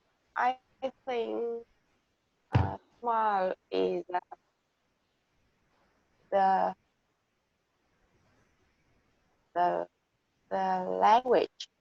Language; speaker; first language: English; non-native, learner; Vietnamese